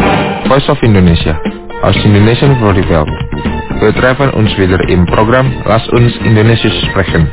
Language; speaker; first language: German; non-native, fluent; Indonesian